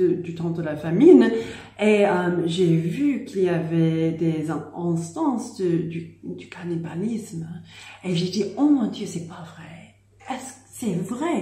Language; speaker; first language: French; non-native, learner; English